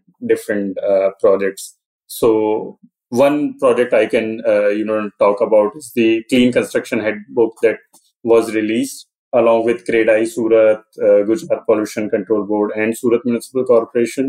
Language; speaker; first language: English; non-native, local second language; Hindi